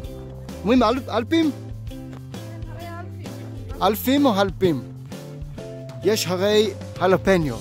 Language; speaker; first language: Hebrew; non-native, fluent; Japanese